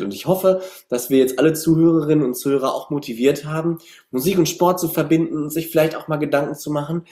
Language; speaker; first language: German; native; German